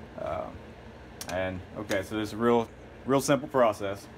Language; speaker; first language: English; native; English